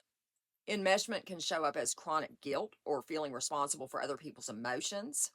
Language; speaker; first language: English; native; English